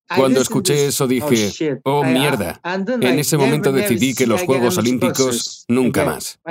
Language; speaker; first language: Spanish; non-native, fluent; Chinese